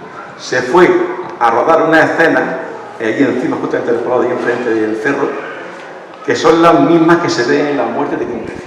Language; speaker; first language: Spanish; native; Spanish